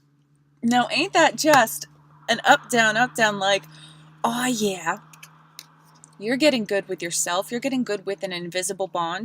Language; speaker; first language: English; native; English